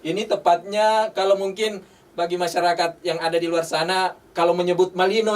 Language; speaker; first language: Indonesian; native; Indonesian